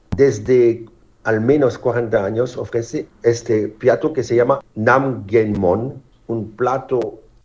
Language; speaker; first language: Spanish; non-native, fluent; Italian